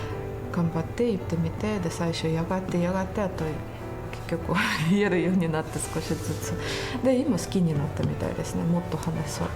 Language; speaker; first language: Japanese; non-native, fluent; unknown